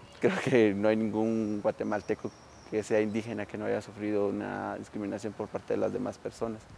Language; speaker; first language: Spanish; native; Spanish